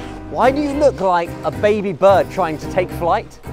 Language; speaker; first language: English; native; English